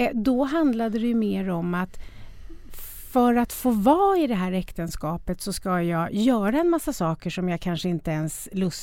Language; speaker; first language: Swedish; native; Swedish